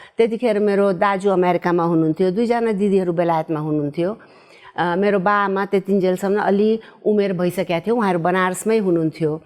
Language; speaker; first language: Nepali; early bilingual, heritage; Nepali